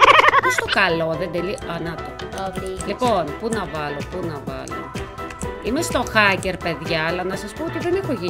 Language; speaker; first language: Greek; native; Greek